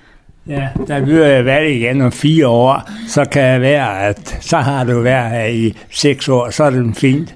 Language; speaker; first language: Danish; native; Danish